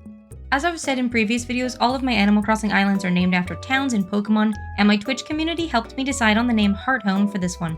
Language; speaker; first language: English; native; English